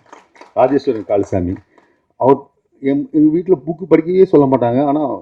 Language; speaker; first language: Tamil; native; Tamil